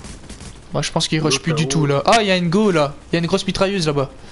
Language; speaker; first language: French; native; French